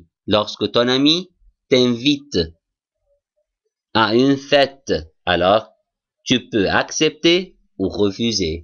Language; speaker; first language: French; non-native, fluent; Arabic